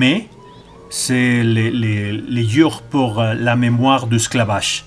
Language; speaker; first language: French; non-native, learner; Spanish